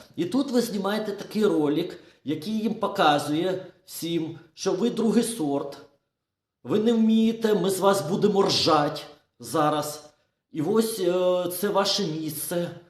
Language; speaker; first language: Ukrainian; non-native, local second language; Russian